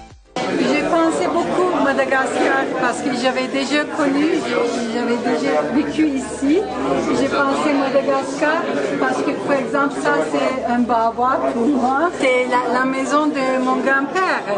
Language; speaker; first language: French; non-native, fluent; Turkish